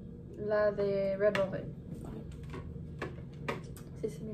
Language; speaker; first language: Spanish; early bilingual, heritage; English